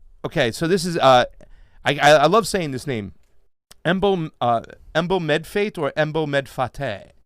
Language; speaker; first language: English; native; English